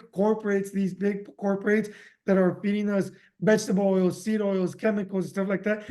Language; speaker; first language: English; early bilingual, other home language; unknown